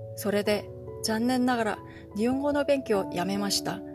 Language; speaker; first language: Japanese; non-native, learner; Korean